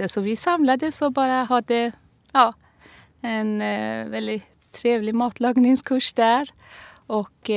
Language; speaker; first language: Swedish; non-native, fluent; Persian